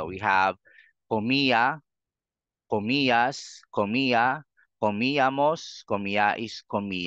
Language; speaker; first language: Spanish; non-native, fluent; Filipino